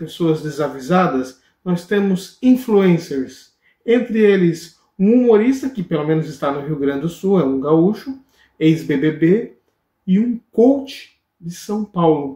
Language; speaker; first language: Portuguese; native; Portuguese